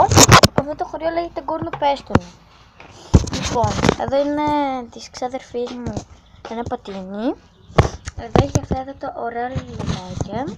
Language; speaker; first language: Greek; early bilingual, other home language; Bulgarian